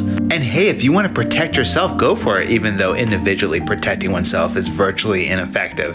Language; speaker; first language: English; native; English